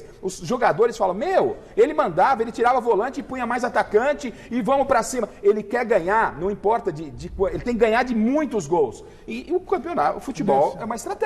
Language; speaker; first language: Portuguese; native; Portuguese